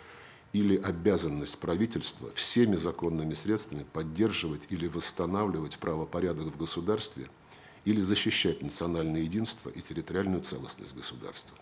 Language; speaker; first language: Russian; native; Russian